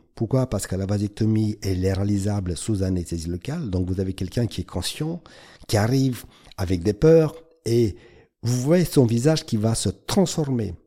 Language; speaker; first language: French; non-native, fluent; Romanian